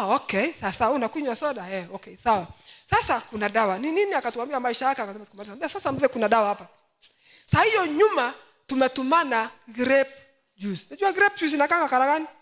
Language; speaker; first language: Swahili; non-native, local second language; Gusii